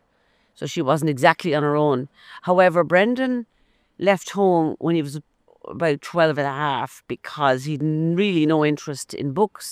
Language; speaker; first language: English; native; English